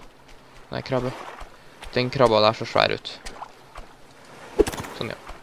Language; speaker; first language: Norwegian; native; Norwegian